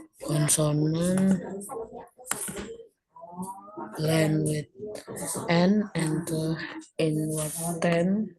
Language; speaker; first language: English; non-native, learner; Indonesian